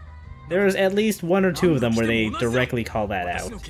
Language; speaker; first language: English; native; English